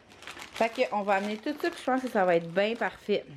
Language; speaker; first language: French; native; French